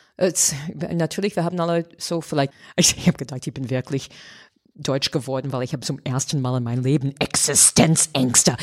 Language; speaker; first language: German; non-native, fluent; English